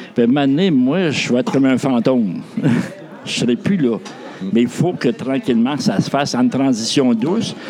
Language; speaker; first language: French; native; French